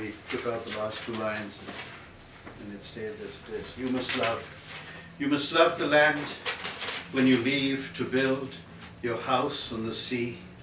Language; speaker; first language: English; non-native, local second language; Tamil